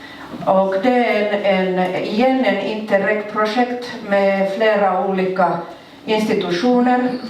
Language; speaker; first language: Swedish; non-native, local second language; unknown